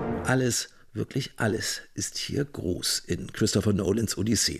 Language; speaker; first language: German; native; German